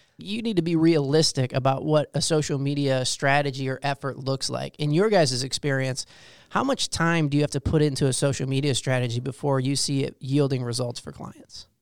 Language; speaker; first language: English; native; English